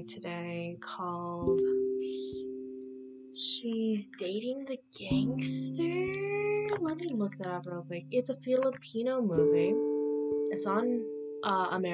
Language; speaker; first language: English; native; English